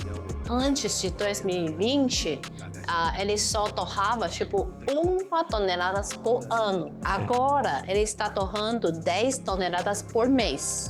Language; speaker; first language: Portuguese; non-native, fluent; Chinese